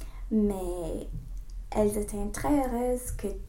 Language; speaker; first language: French; non-native, learner; English